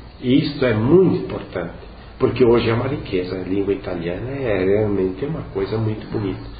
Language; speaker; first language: Portuguese; non-native, local second language; Venetian